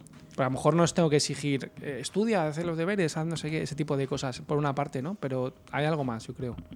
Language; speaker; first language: Spanish; native; Spanish